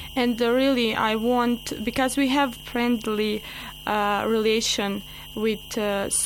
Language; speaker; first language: English; non-native, learner; Bosnian